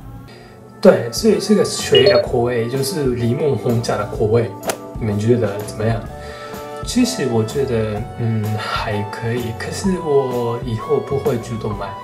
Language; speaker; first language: Chinese; non-native, fluent; Japanese